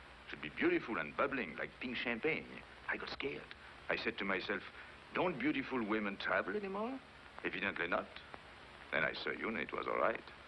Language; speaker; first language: English; non-native, fluent; French